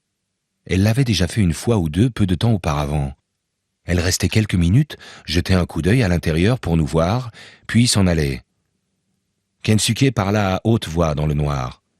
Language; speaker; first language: French; native; French